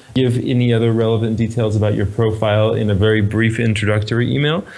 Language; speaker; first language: English; native; English